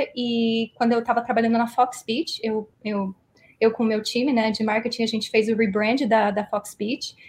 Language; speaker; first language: Portuguese; early bilingual, heritage; Portuguese